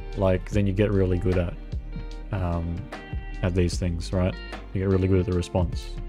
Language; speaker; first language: English; native; English